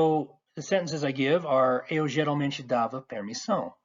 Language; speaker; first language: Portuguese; non-native, fluent; English